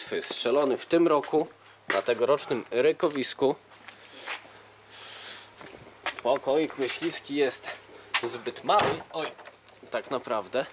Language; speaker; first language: Polish; native; Polish